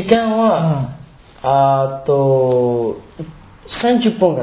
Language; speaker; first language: Japanese; non-native, learner; Burmese